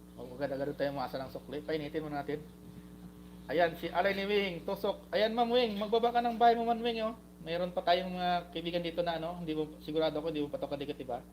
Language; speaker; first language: Filipino; non-native, local second language; Hiligaynon